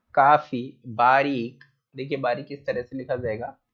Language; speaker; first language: Hindi; native; Hindi